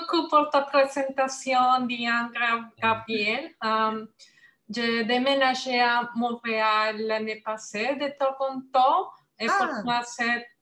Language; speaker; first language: French; non-native, learner; Spanish